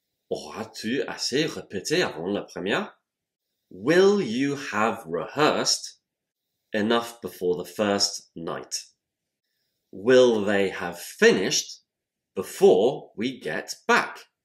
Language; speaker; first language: English; native; English